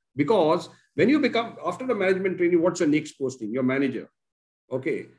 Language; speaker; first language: English; non-native, local second language; Konkani